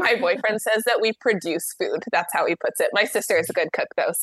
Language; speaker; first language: English; native; English